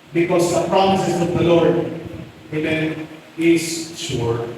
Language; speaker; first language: English; non-native, local second language; Filipino